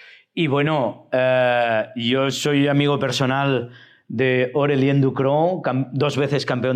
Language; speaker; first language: Spanish; native; Spanish